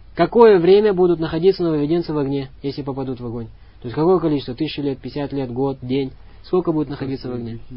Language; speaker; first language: Russian; non-native, local second language; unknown